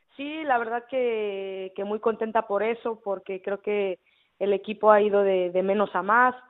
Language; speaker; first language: Spanish; native; Spanish